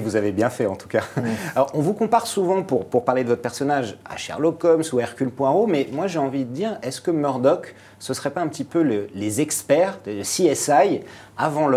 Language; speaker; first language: French; native; French